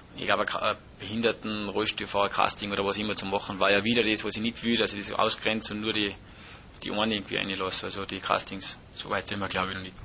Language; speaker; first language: German; native; German